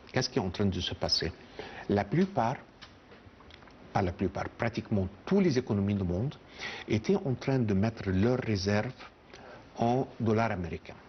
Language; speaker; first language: French; non-native, fluent; Arabic